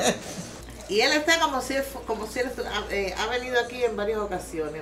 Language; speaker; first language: Spanish; native; Spanish